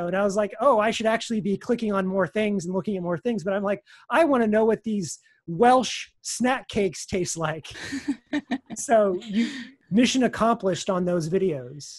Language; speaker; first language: English; native; English